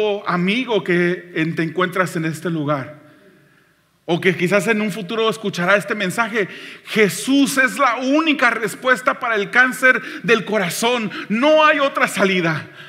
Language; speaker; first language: Spanish; native; Spanish